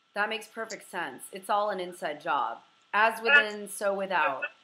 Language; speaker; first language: English; native; English